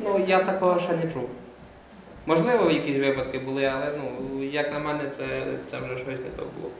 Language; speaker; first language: Ukrainian; native; Ukrainian